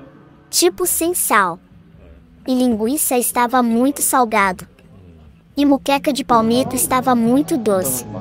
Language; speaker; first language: Portuguese; non-native, fluent; Korean